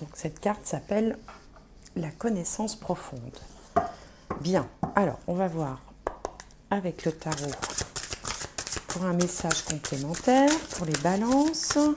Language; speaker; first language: French; native; French